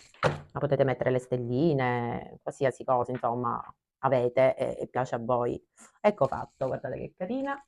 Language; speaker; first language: Italian; native; Italian